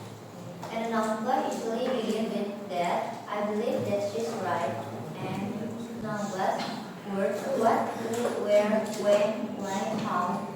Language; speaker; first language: English; non-native, learner; Indonesian